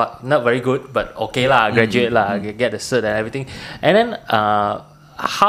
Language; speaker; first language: English; non-native, local second language; Min Nan Chinese